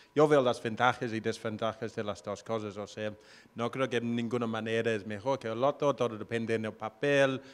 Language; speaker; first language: Spanish; non-native, fluent; English